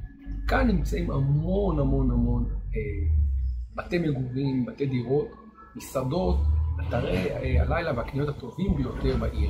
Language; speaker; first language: Hebrew; native; Hebrew